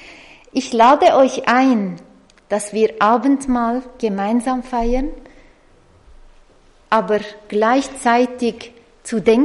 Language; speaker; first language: German; non-native, fluent; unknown